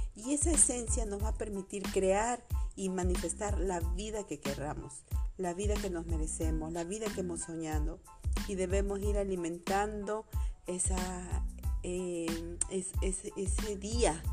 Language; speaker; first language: Spanish; native; Spanish